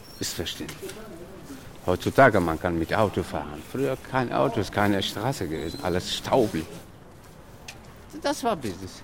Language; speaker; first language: German; non-native, learner; Tajik